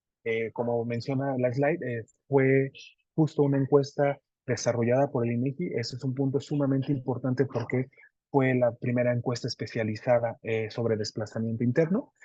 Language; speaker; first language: Spanish; native; Spanish